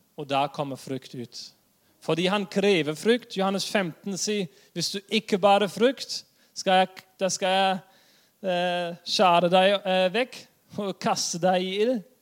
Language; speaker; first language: Norwegian; non-native, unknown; German